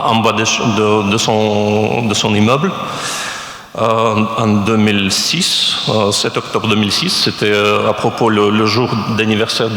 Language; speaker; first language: French; non-native, fluent; Russian